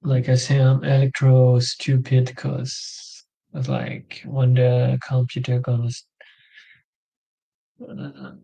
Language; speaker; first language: English; non-native, learner; French